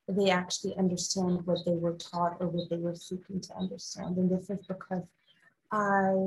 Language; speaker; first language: English; non-native, fluent; Arabic